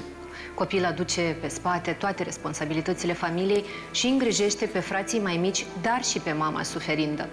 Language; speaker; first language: Romanian; native; Romanian